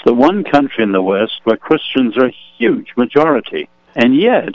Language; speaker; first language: English; native; English